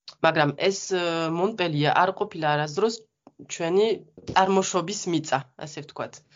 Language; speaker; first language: Georgian; non-native, fluent; French